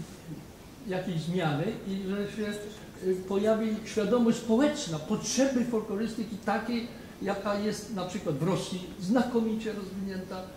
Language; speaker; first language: Polish; native; Polish